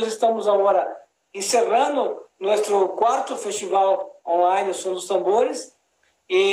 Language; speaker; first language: Spanish; non-native, learner; Portuguese